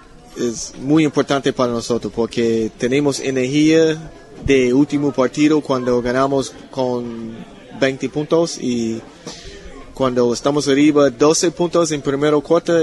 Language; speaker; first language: Spanish; non-native, learner; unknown